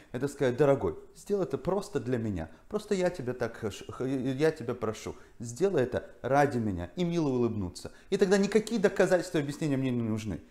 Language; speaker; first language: Russian; native; Russian